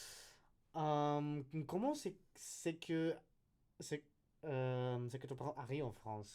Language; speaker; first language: French; non-native, learner; Spanish